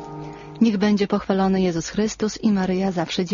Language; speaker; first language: Polish; native; Polish